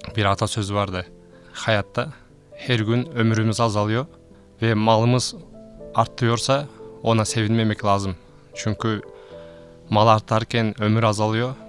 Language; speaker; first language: Turkish; non-native, learner; Kyrgyz